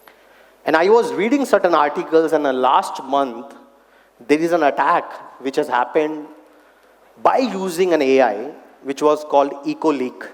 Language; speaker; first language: English; non-native, local second language; Hindi